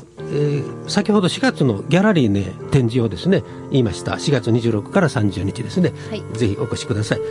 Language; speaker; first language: Japanese; native; Japanese